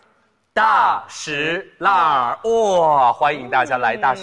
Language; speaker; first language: Chinese; native; Chinese